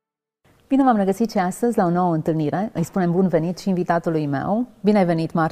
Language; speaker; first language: Romanian; native; Romanian